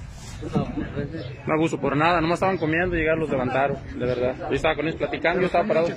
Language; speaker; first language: Spanish; native; Spanish